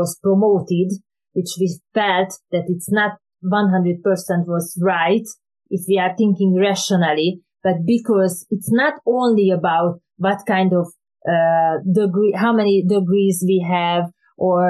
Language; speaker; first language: English; non-native, fluent; Hungarian